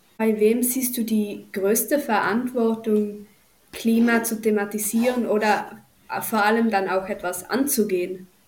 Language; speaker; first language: German; native; German